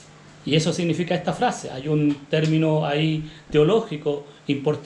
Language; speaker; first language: Spanish; native; Spanish